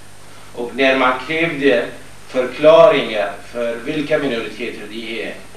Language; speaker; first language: Swedish; non-native, fluent; Kurdish